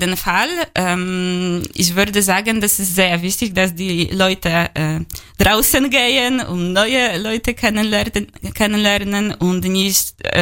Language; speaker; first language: German; non-native, learner; Polish